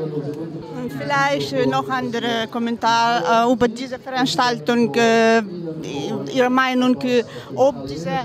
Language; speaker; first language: German; non-native, learner; Ukrainian